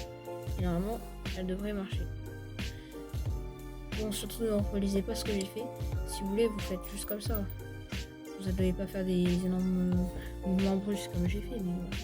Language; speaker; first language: French; native; French